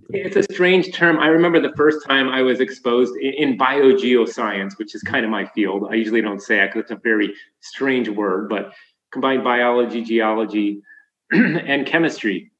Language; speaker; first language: English; native; English